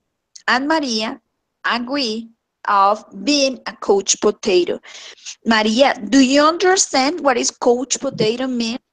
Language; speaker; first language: English; non-native, fluent; Spanish